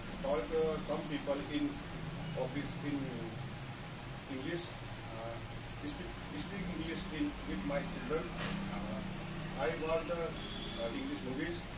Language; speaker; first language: English; non-native, learner; Hindi